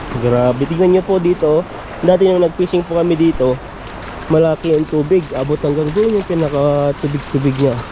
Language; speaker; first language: Filipino; native; Filipino